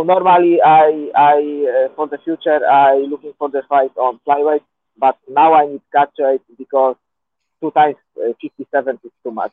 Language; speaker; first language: English; non-native, learner; Polish